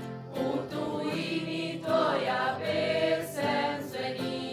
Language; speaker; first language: Slovenian; early bilingual, heritage; Slovenian